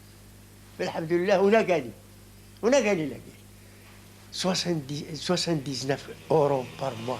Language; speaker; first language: French; non-native, learner; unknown